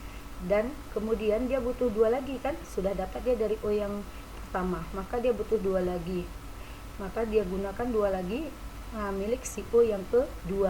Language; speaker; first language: Indonesian; native; Indonesian